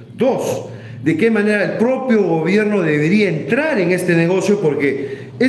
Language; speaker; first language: Spanish; native; Spanish